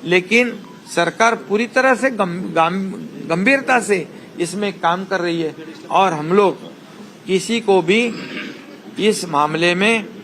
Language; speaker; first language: Hindi; non-native, local second language; Marathi